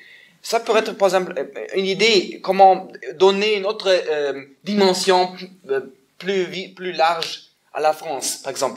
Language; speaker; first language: French; non-native, fluent; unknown